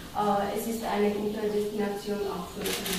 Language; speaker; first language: German; non-native, fluent; Slovak